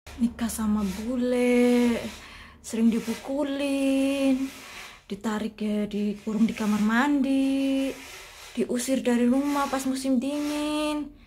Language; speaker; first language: Indonesian; native; Indonesian